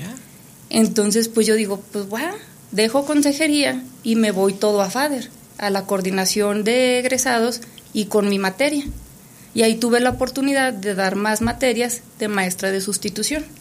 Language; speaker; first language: Spanish; native; Spanish